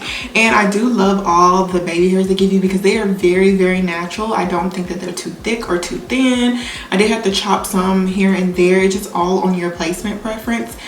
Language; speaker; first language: English; native; English